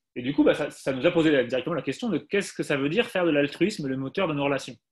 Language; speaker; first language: French; native; French